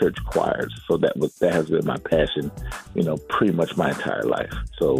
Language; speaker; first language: English; native; English